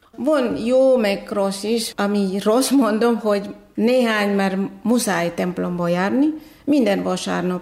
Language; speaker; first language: Hungarian; non-native, fluent; Batak Toba